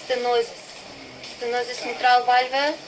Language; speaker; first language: English; non-native, learner; Russian